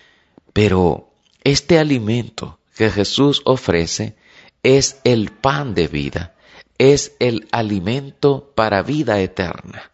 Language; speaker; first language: Spanish; native; Spanish